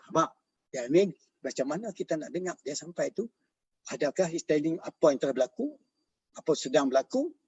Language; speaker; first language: Malay; native; Malay